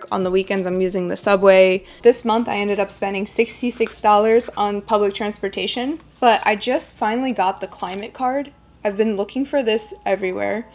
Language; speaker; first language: English; native; English